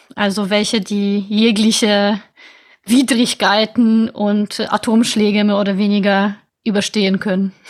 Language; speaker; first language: German; non-native, fluent; Polish